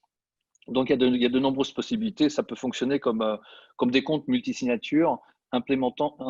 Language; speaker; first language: French; native; French